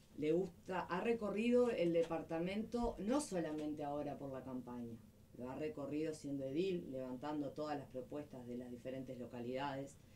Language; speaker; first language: Spanish; native; Spanish